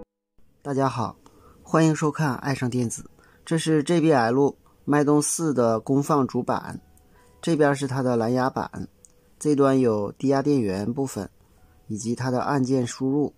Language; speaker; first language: Chinese; native; Chinese